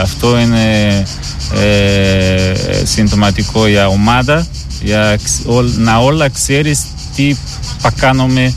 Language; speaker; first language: Greek; non-native, learner; Portuguese